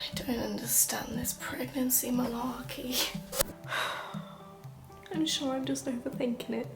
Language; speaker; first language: English; native; English